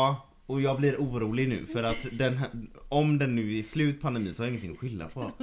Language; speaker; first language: Swedish; native; Swedish